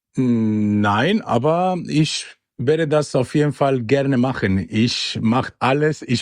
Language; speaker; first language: German; non-native, learner; Spanish